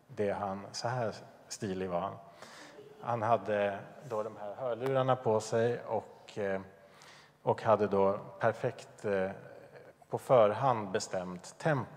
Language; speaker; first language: Swedish; native; Swedish